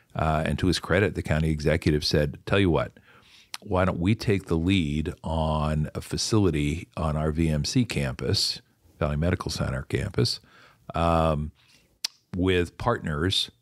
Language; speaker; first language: English; native; English